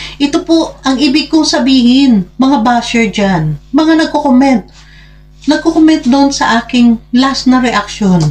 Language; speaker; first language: Filipino; non-native, local second language; Hiligaynon